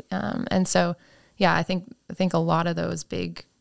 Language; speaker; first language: English; native; English